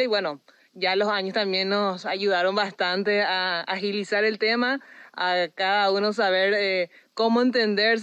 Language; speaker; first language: Spanish; native; Spanish